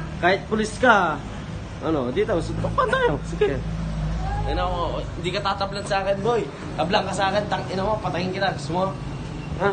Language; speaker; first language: Filipino; non-native, local second language; Pampanga